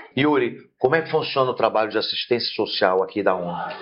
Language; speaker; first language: Portuguese; native; Portuguese